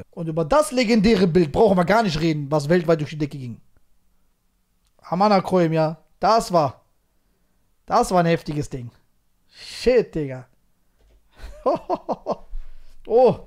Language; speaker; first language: German; native; German